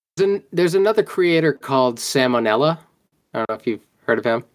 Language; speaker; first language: English; native; English